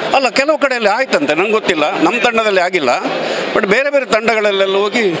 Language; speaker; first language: Kannada; non-native, local second language; Tulu